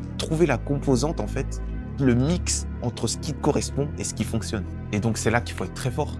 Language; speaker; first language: French; native; French